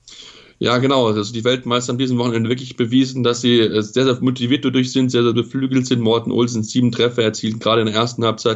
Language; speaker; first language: German; native; German